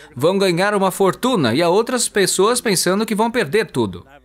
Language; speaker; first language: Portuguese; non-native, fluent; Hebrew